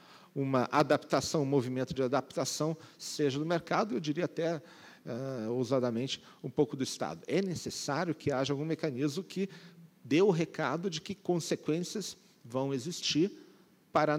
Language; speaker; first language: Portuguese; native; Portuguese